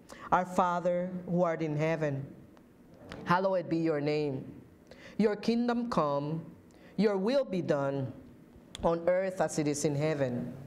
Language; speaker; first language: English; native; English